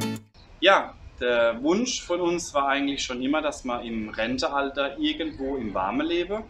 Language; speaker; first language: German; native; German